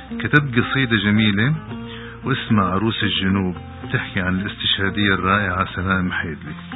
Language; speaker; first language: Arabic; native; Arabic